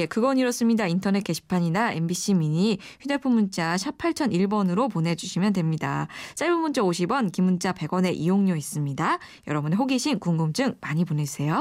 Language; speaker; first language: Korean; native; Korean